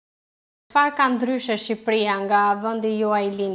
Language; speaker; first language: Albanian; native; Albanian